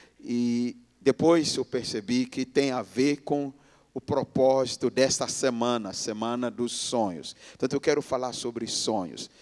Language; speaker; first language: Portuguese; non-native, fluent; English